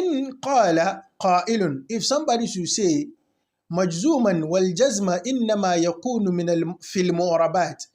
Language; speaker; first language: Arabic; non-native, fluent; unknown